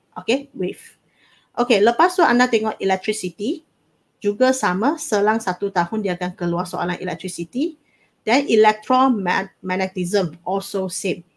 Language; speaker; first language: Malay; non-native, local second language; Cantonese